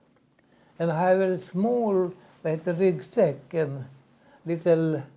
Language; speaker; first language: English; non-native, learner; Swedish